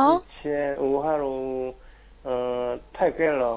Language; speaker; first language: Chinese; non-native, learner; Korean